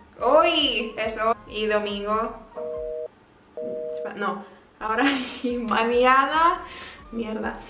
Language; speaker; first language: Spanish; non-native, learner; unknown